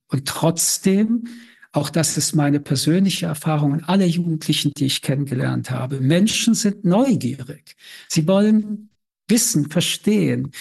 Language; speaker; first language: German; early bilingual, other home language; French